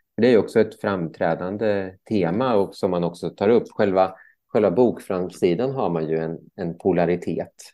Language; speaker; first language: Swedish; native; Swedish